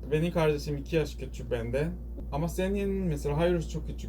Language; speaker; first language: Turkish; non-native, learner; Korean